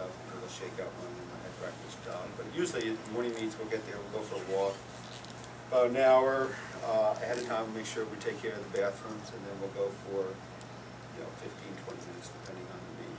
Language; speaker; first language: English; native; English